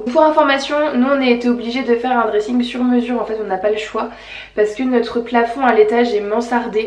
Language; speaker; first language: French; native; French